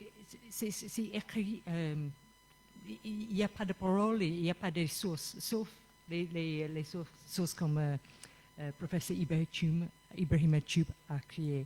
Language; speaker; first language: French; non-native, fluent; English